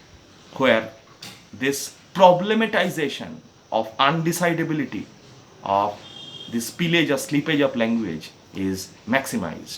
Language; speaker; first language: English; non-native, local second language; Bangla